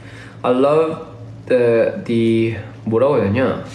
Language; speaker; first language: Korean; early bilingual, heritage; Korean